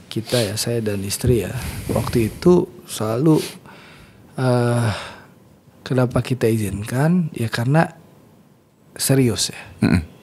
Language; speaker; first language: Indonesian; native; Indonesian